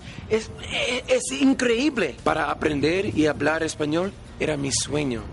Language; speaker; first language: Spanish; non-native, learner; English